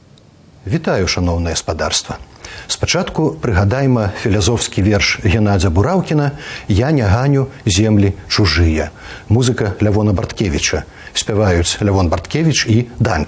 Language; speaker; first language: Belarusian; native; Belarusian